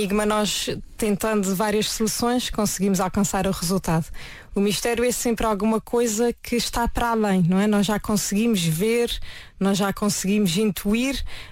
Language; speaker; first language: Portuguese; native; Portuguese